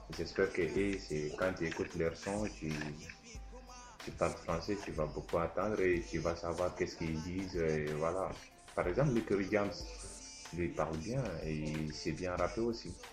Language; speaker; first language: French; non-native, local second language; Soninke